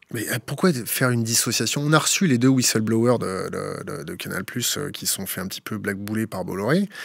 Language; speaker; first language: French; native; French